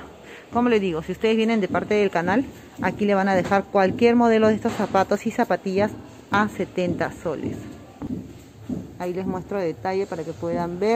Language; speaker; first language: Spanish; native; Spanish